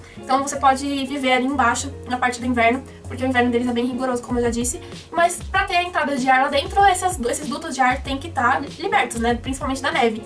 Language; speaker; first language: Portuguese; native; Portuguese